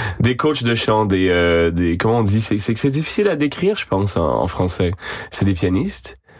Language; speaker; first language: French; native; French